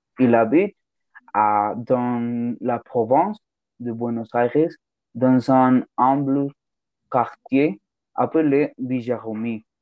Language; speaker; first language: French; non-native, learner; Spanish